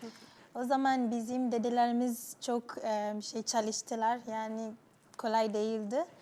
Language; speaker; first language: Turkish; non-native, learner; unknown